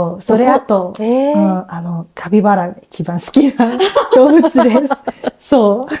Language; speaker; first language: Japanese; non-native, learner; English